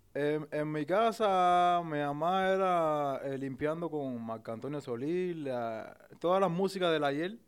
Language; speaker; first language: Spanish; native; Spanish